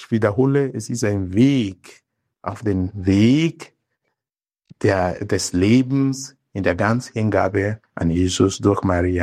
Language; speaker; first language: German; non-native, fluent; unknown